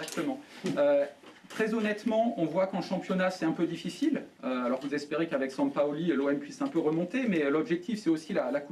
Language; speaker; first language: French; native; French